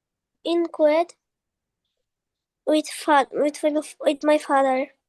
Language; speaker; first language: English; non-native, learner; Bangla